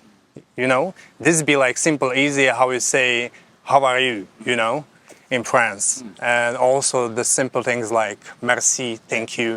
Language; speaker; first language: English; non-native, fluent; Slovak